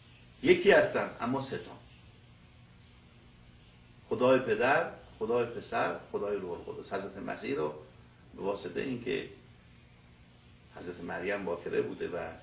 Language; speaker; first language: Persian; native; Persian